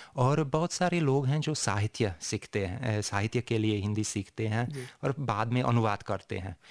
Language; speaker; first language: Hindi; non-native, fluent; Hungarian